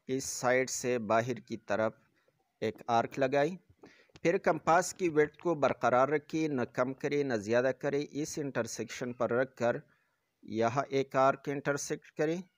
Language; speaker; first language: Urdu; non-native, local second language; Pashto